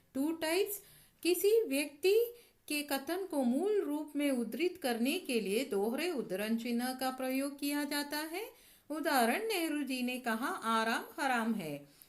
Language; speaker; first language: Hindi; non-native, local second language; Tamil